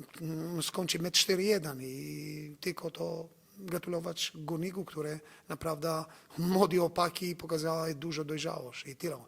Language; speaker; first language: Polish; non-native, learner; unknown